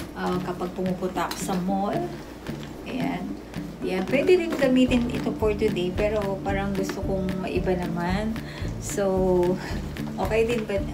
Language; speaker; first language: Filipino; non-native, local second language; Pampanga